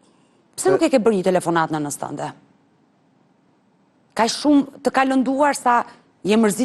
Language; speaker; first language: Albanian; native; Albanian